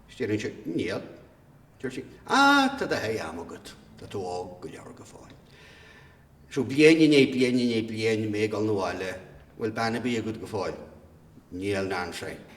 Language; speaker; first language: Irish; native; Irish